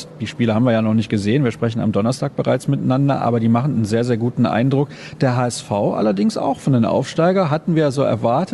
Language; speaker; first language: German; native; German